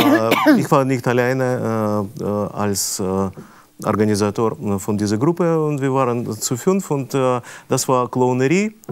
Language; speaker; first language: German; non-native, fluent; Russian